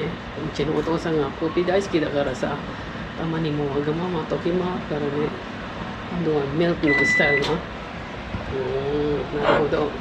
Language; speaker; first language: Japanese; non-native, learner; Filipino